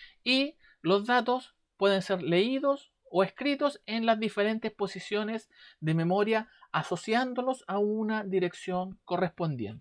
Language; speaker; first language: Spanish; native; Spanish